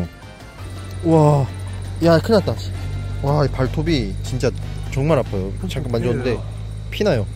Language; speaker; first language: Korean; native; Korean